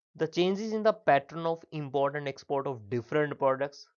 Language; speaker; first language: English; non-native, local second language; Punjabi